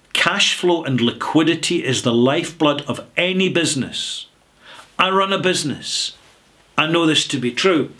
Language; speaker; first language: English; native; English